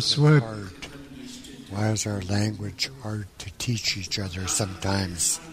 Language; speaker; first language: English; early bilingual, other home language; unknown